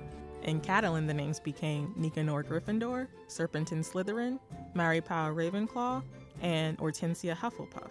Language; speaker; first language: English; native; English